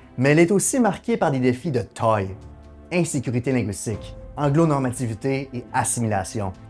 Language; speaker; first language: French; native; French